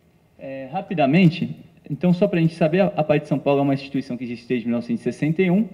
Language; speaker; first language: Portuguese; native; Portuguese